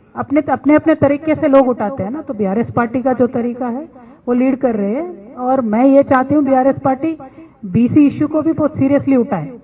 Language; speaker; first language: Hindi; non-native, local second language; Telugu